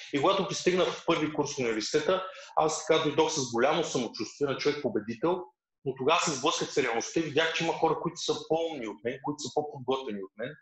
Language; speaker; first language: Bulgarian; early bilingual, other home language; Russian